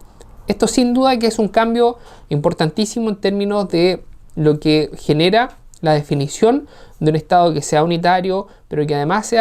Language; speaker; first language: Spanish; native; Spanish